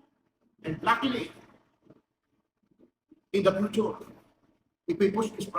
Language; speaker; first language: English; non-native, local second language; Filipino